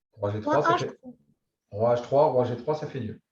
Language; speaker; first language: French; native; French